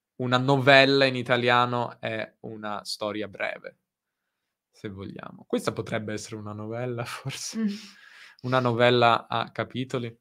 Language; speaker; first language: Italian; native; Italian